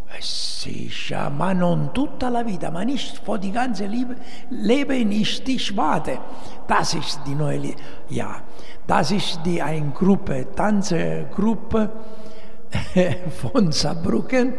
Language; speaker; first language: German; non-native, learner; Italian